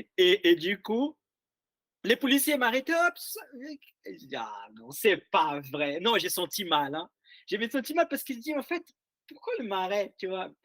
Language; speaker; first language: French; non-native, fluent; Portuguese